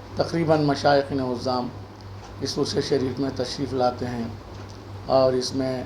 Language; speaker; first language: Urdu; native; Urdu